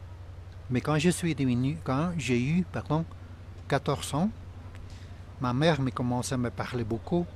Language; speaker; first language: French; non-native, fluent; Spanish